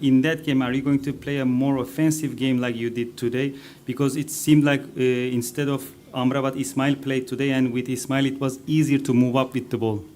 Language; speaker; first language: English; non-native, fluent; Turkish